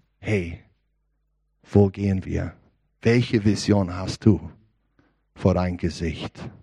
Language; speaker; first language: German; non-native, learner; English